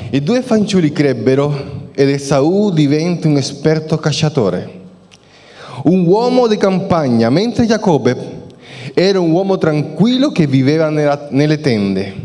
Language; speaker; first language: Italian; non-native, fluent; Spanish